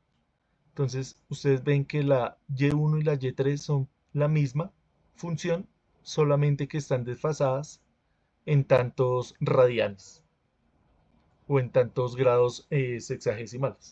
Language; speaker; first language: Spanish; native; Spanish